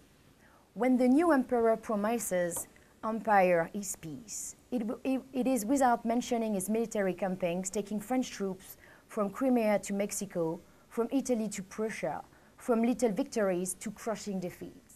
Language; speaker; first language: English; non-native, fluent; French